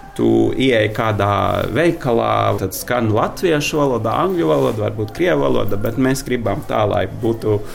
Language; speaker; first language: Latvian; non-native, fluent; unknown